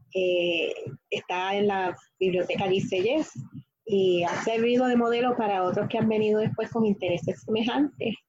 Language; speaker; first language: Spanish; native; Spanish